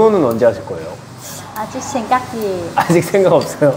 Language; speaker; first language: Korean; native; Korean